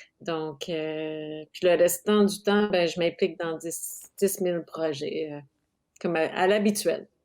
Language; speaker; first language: French; non-native, local second language; English